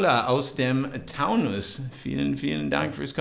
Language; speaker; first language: German; non-native, learner; English